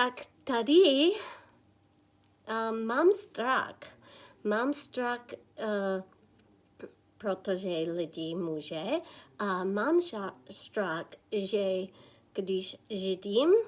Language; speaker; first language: Czech; non-native, learner; English